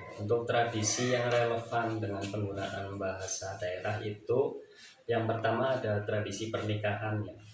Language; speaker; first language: Indonesian; non-native, local second language; Javanese